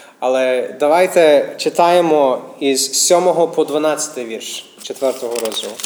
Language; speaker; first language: Ukrainian; non-native, fluent; English